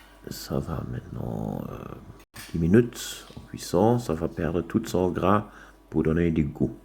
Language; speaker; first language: French; non-native, local second language; German